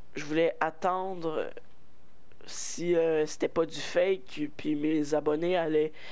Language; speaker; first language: French; native; French